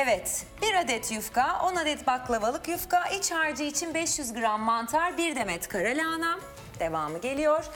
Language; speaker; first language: Turkish; native; Turkish